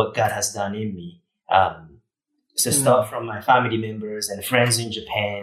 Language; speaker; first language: English; non-native, fluent; Japanese